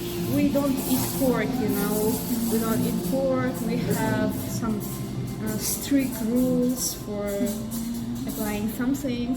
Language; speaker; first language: English; non-native, learner; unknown